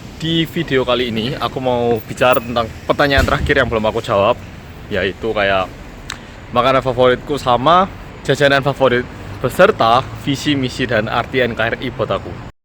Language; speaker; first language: Indonesian; early bilingual, other home language; Korean